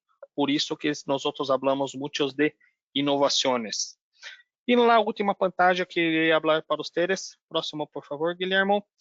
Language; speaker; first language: Spanish; non-native, learner; Portuguese